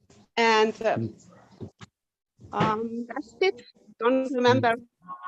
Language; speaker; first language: English; non-native, learner; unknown